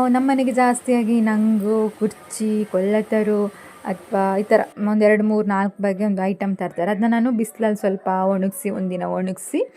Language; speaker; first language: Kannada; native; Kannada